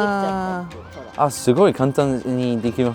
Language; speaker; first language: Japanese; early bilingual, heritage; English